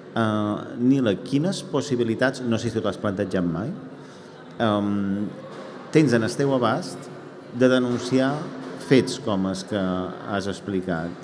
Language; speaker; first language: Catalan; native; Catalan